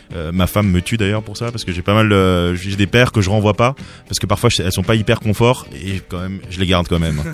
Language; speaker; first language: French; native; French